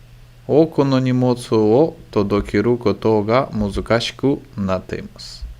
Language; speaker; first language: Japanese; non-native, learner; English